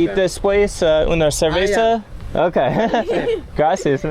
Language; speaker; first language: Spanish; non-native, learner; English